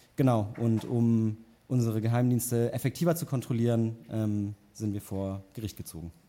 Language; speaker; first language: German; native; German